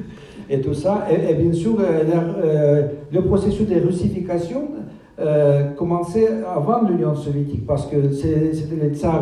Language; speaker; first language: French; non-native, fluent; Russian